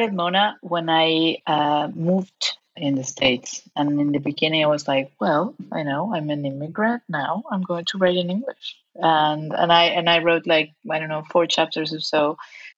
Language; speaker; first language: English; non-native, fluent; Spanish